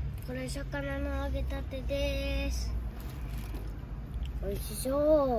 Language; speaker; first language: Japanese; early bilingual, other home language; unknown